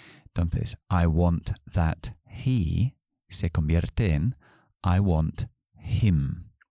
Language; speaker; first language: English; native; English